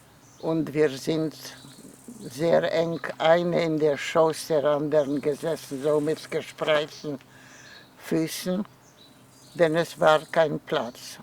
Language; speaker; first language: German; non-native, fluent; Polish